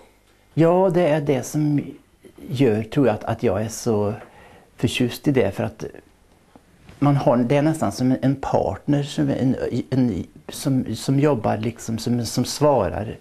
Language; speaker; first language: Swedish; native; Swedish